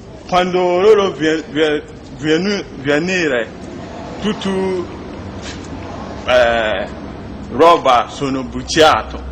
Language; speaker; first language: Italian; non-native, learner; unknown